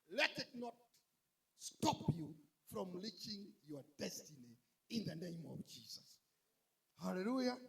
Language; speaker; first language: English; non-native, local second language; Swahili